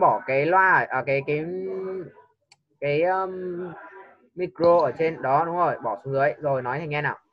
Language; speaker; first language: Vietnamese; native; Vietnamese